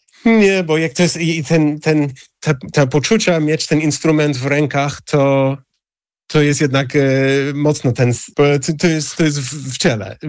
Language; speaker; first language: Polish; non-native, fluent; English